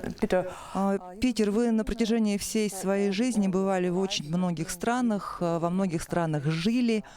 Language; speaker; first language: Russian; native; Russian